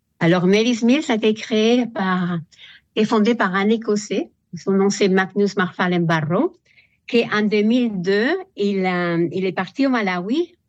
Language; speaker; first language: French; non-native, fluent; Spanish